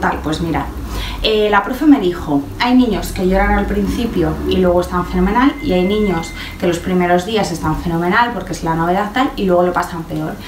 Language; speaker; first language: Spanish; native; Spanish